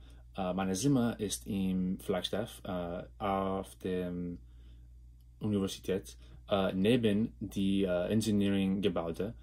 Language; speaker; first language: German; non-native, learner; English